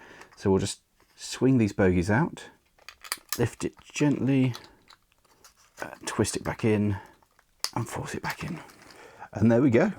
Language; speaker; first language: English; native; English